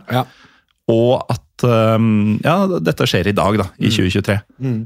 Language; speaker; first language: Norwegian; native; Norwegian